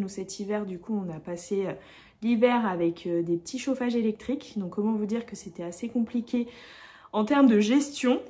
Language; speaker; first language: French; native; French